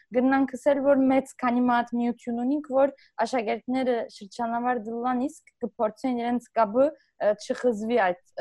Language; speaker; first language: Armenian; early bilingual, heritage; Armenian